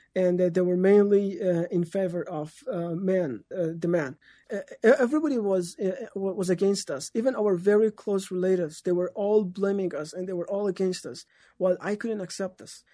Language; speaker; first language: English; non-native, fluent; Persian